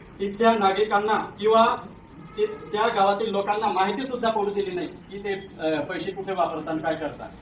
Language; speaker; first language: Marathi; non-native, local second language; Bhili